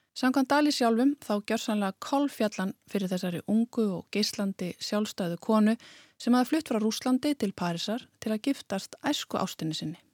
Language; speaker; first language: Icelandic; native; Icelandic